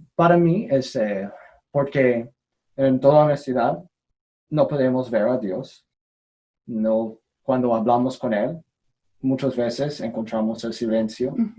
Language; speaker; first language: Spanish; non-native, learner; English